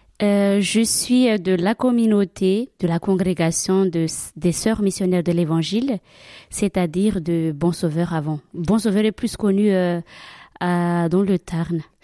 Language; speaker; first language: French; non-native, local second language; Malagasy